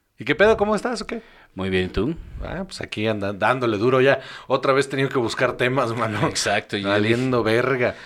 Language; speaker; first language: Spanish; native; Spanish